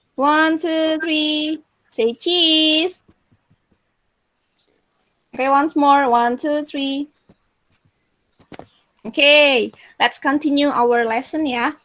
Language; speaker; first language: English; non-native, fluent; Indonesian